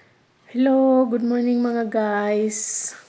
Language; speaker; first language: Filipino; native; Filipino